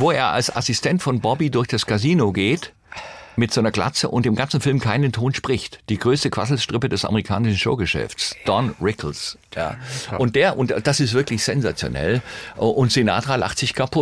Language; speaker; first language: German; native; German